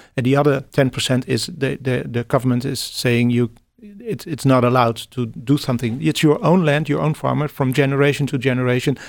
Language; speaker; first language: English; non-native, fluent; Dutch